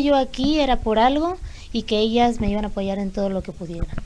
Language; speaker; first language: Spanish; native; Spanish